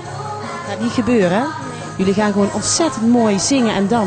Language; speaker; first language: Dutch; native; Dutch